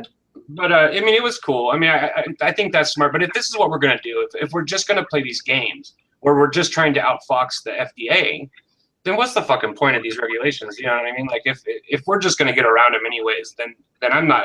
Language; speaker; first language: English; native; English